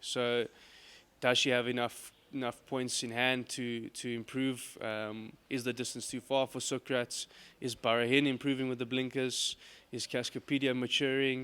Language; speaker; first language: English; native; English